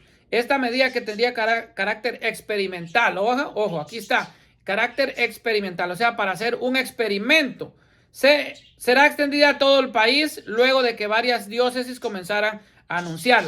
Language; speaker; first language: Spanish; native; Spanish